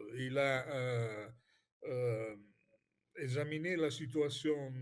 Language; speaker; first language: French; non-native, fluent; Italian